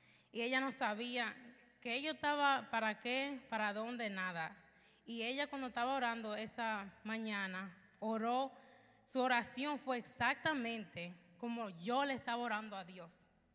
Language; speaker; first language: Spanish; early bilingual, heritage; Spanish